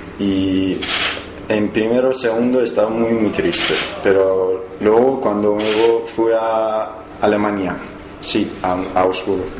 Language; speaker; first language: Spanish; non-native, learner; Persian